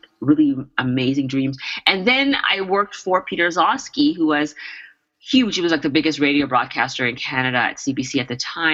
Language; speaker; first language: English; native; English